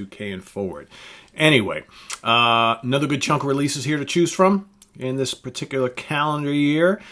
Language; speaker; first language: English; native; English